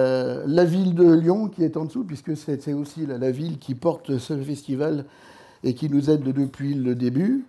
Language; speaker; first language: French; native; French